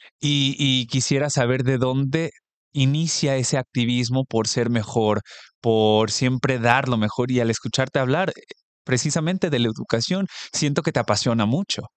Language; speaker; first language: Spanish; early bilingual, heritage; Spanish